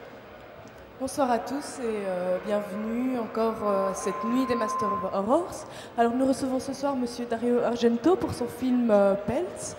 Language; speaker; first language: French; native; French